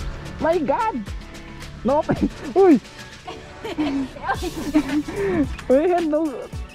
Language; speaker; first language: English; non-native, learner; Filipino